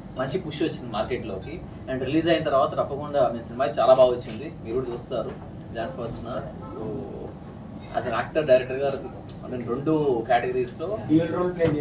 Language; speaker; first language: Telugu; native; Telugu